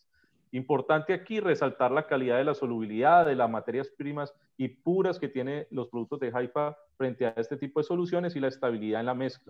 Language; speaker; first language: Spanish; native; Spanish